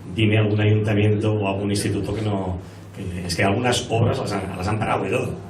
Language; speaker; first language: Spanish; non-native, local second language; Catalan